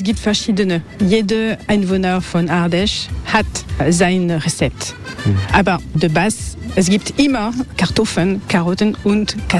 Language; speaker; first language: German; non-native, learner; French